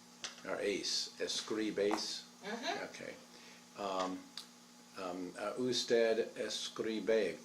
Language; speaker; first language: Spanish; non-native, learner; English